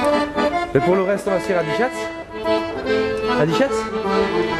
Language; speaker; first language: French; native; French